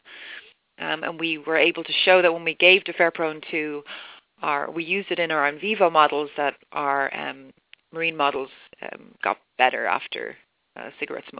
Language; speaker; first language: English; native; English